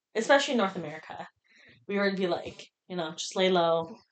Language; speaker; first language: English; early bilingual, other home language; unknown